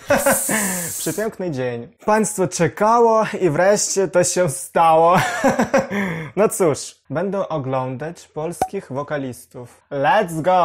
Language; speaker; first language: Polish; non-native, learner; Ukrainian